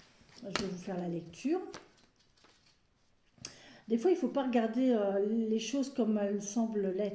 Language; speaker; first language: French; native; French